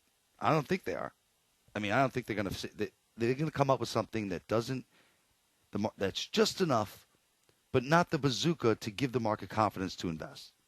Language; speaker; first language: English; native; English